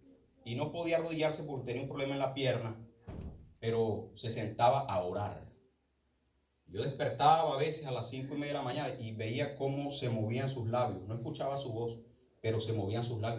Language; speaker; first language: Spanish; native; Spanish